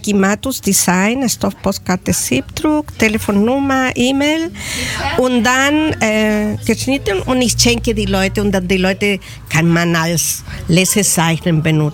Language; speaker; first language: German; non-native, fluent; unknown